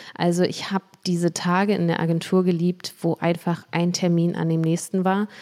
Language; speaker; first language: German; native; German